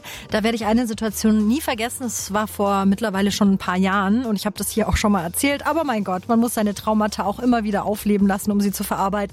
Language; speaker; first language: German; native; German